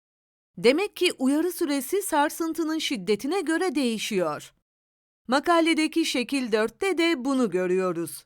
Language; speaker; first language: Turkish; native; Turkish